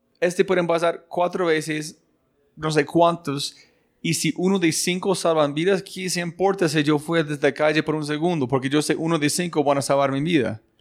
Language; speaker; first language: Spanish; non-native, fluent; English